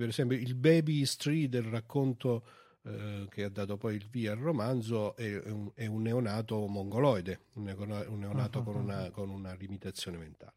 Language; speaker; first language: Italian; native; Italian